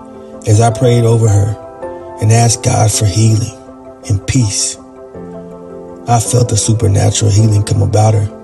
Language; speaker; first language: English; native; English